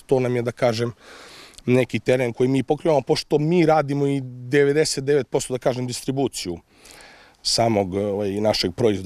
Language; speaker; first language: Serbian; native; Serbian